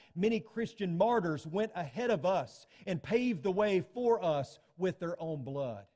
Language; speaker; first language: English; native; English